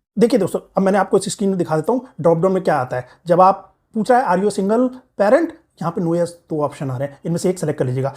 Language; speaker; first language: Hindi; native; Hindi